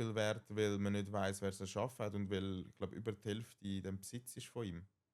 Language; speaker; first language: German; native; German